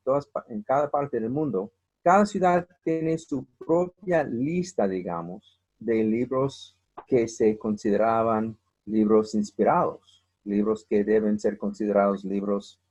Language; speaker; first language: Spanish; non-native, fluent; English